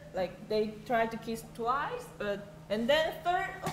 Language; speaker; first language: English; non-native, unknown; Korean